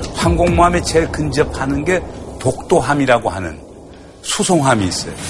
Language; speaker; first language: Korean; native; Korean